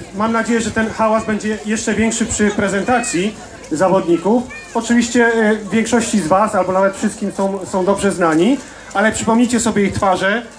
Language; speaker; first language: Polish; native; Polish